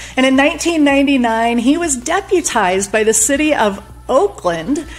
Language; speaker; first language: English; native; English